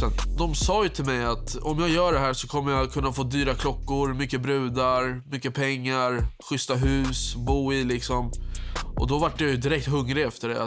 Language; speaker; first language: Swedish; native; Swedish